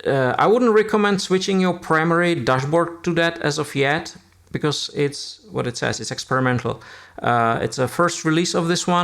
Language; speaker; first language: English; non-native, fluent; Czech